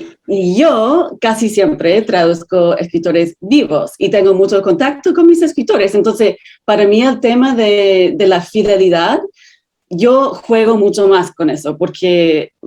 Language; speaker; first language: Spanish; non-native, fluent; English